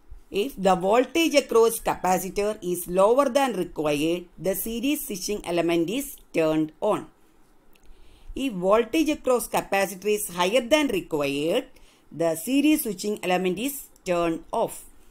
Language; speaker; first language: English; non-native, local second language; Malayalam